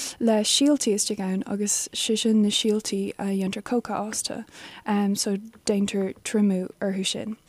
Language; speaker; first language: Irish; non-native, local second language; English